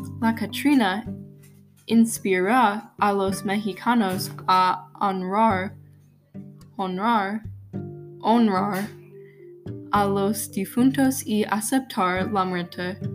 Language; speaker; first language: Spanish; non-native, learner; English